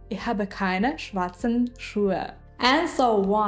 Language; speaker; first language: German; non-native, fluent; Ukrainian